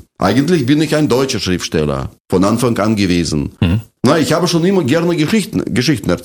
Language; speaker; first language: German; non-native, fluent; Russian